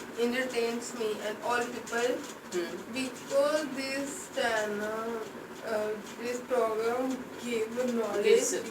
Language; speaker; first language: English; non-native, local second language; Hindi